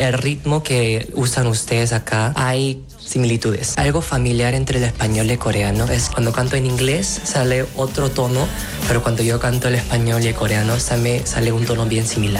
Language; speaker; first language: Spanish; non-native, fluent; Korean